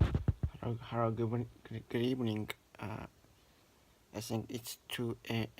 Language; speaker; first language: English; non-native, learner; Japanese